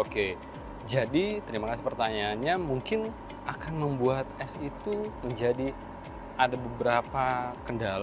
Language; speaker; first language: Indonesian; native; Indonesian